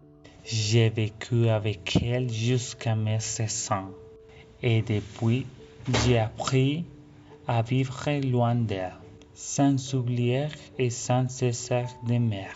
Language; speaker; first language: French; non-native, fluent; Spanish